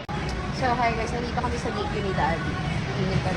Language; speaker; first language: Filipino; native; Filipino